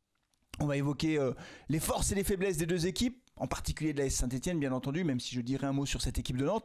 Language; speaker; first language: French; native; French